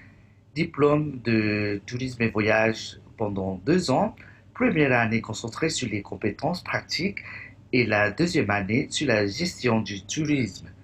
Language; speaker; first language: French; non-native, fluent; English